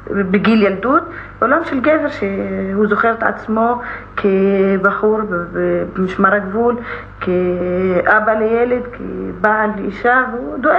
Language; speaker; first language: Hebrew; non-native, local second language; Arabic